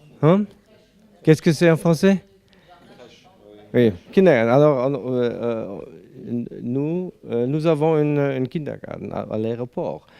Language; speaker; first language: French; non-native, learner; German